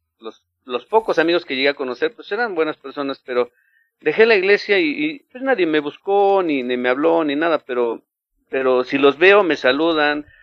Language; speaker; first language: Spanish; native; Spanish